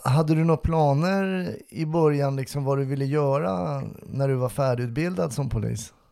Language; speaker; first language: Swedish; native; Swedish